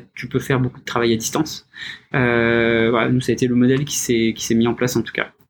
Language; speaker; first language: French; native; French